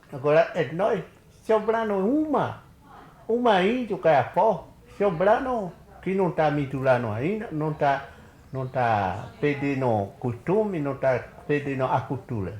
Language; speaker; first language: Portuguese; non-native, local second language; Kayapó